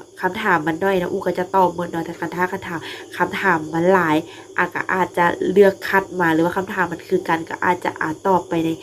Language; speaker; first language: Thai; non-native, local second language; Northeastern Thai